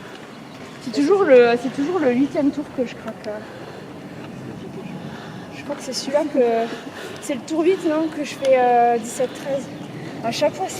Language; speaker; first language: French; native; French